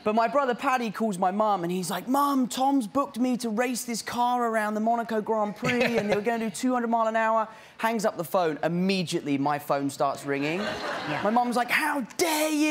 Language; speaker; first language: English; native; English